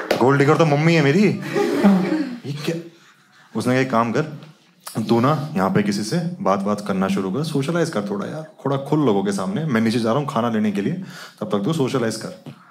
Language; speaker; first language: Hindi; native; Hindi